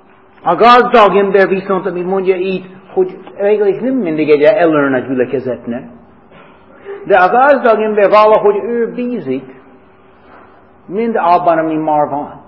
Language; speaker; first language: Hungarian; non-native, fluent; English